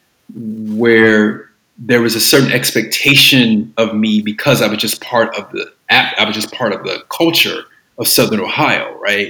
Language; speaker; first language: English; native; English